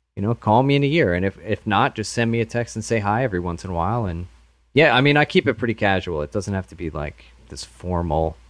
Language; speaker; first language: English; native; English